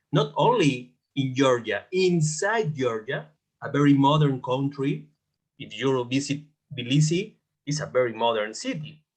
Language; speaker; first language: English; non-native, fluent; Spanish